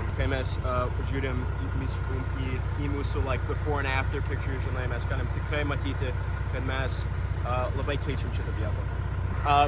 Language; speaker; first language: Lithuanian; early bilingual, heritage; English